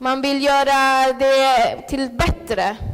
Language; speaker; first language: Swedish; early bilingual, other home language; Spanish